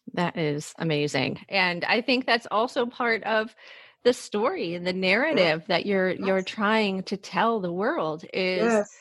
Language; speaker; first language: English; native; English